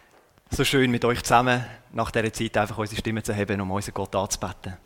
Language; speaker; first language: German; native; German